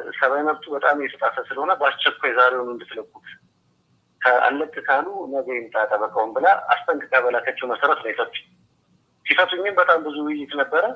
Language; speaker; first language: Amharic; native; Amharic